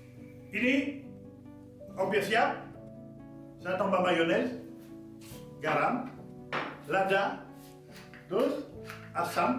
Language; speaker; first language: Indonesian; non-native, fluent; French